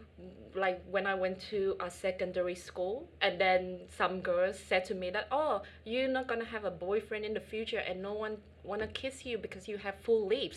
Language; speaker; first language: English; non-native, fluent; Vietnamese